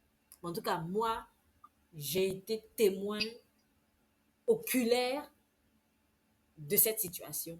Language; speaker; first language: French; native; French